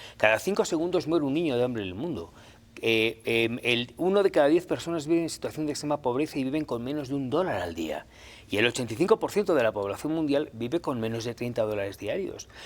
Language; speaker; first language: Spanish; native; Spanish